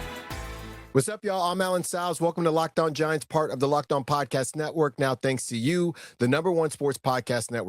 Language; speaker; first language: English; native; English